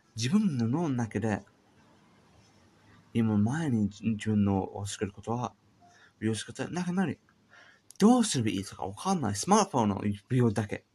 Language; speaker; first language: Japanese; non-native, learner; English